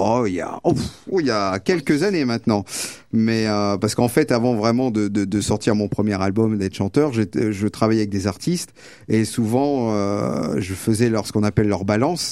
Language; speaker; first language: French; native; French